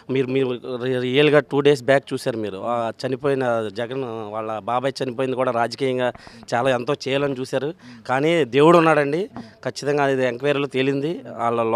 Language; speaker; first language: Telugu; native; Telugu